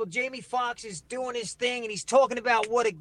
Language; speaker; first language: English; native; English